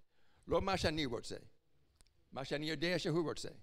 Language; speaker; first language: Hebrew; non-native, fluent; English